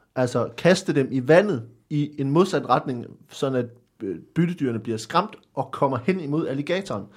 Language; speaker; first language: Danish; native; Danish